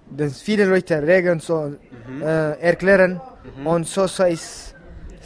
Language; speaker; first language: German; non-native, learner; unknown